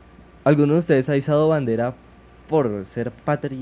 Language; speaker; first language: Spanish; native; Spanish